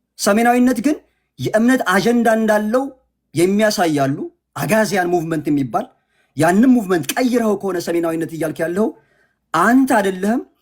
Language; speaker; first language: Amharic; native; Amharic